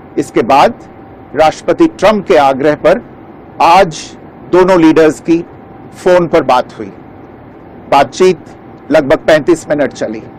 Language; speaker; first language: Hindi; native; Hindi